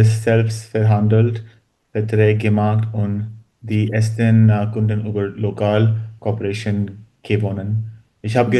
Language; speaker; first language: German; non-native, learner; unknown